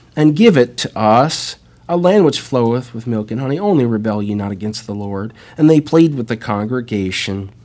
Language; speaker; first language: English; native; English